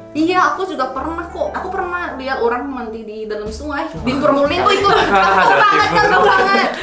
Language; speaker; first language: Indonesian; non-native, fluent; Korean